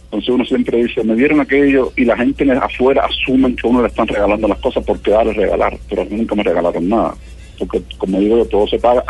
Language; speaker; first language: Spanish; native; Spanish